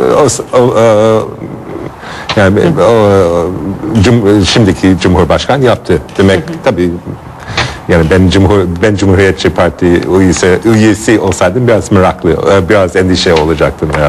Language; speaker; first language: Turkish; non-native, fluent; English